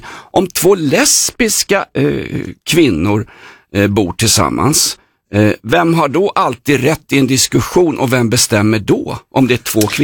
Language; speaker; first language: Swedish; native; Swedish